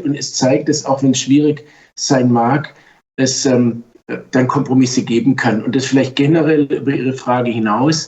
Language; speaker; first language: German; native; German